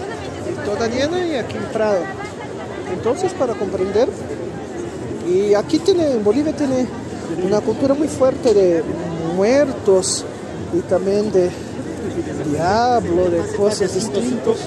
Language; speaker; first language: Spanish; non-native, fluent; Portuguese